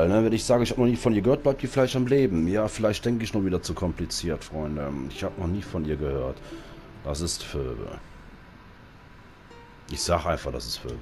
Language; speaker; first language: German; native; German